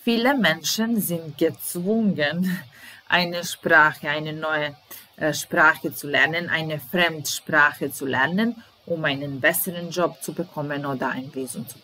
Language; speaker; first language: German; non-native, fluent; Serbian